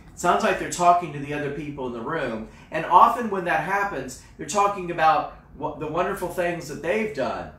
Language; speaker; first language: English; native; English